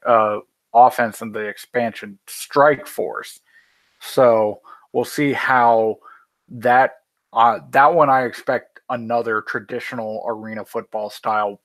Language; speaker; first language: English; native; English